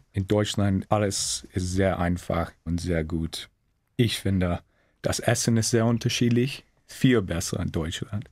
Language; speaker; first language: German; non-native, learner; English